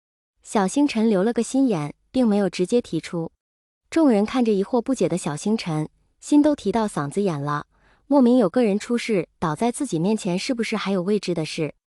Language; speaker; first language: Chinese; native; Chinese